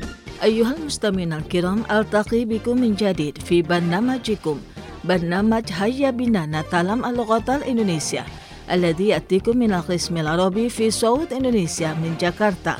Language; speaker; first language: Arabic; non-native, fluent; Indonesian